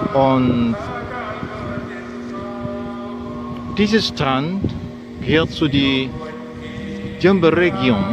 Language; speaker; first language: German; non-native, learner; Indonesian